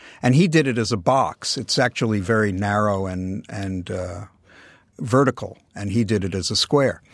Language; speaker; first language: English; native; English